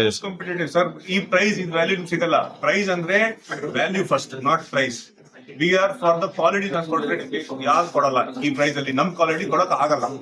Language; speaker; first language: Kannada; non-native, local second language; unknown